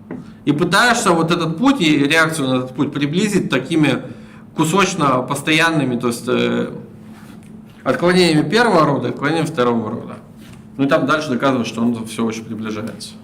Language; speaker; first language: Russian; native; Russian